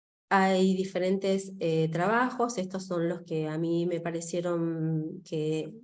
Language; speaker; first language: Spanish; native; Spanish